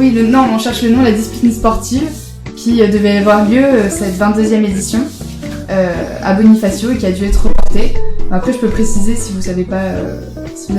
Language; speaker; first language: French; native; French